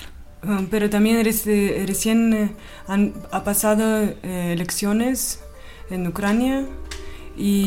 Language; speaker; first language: Spanish; non-native, fluent; Russian